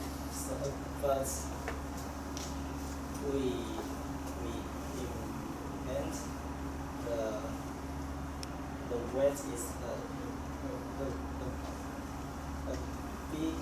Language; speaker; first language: English; non-native, learner; Chinese